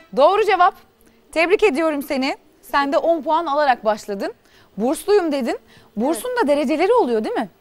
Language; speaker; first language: Turkish; native; Turkish